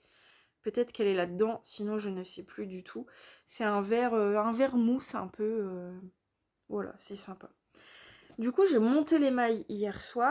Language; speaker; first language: French; native; French